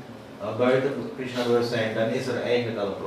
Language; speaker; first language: Dutch; native; Dutch